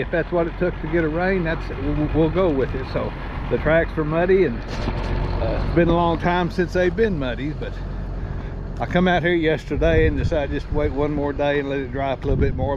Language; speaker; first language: English; native; English